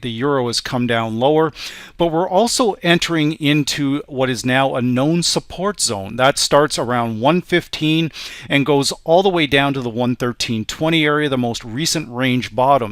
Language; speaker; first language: English; native; English